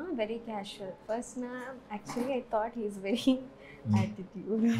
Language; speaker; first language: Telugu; non-native, learner; Malayalam